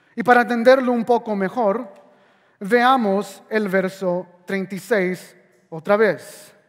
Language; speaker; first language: Spanish; early bilingual, heritage; Spanish